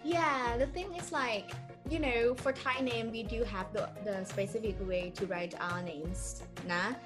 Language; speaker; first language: English; non-native, fluent; Thai